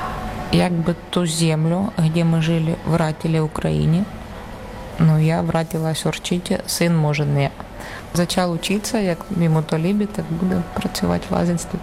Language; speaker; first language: Czech; non-native, learner; Ukrainian